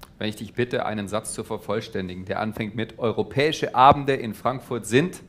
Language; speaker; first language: German; native; German